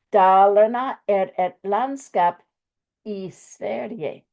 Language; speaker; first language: Swedish; non-native, fluent; English